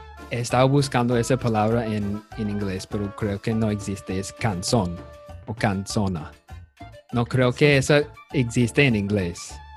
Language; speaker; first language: Spanish; non-native, fluent; English